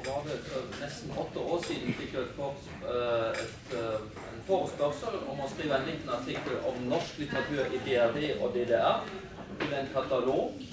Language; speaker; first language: Norwegian; non-native, fluent; German